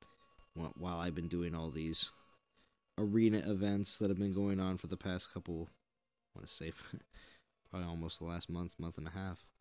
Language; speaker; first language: English; native; English